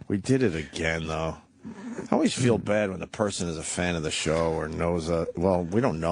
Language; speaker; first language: English; native; English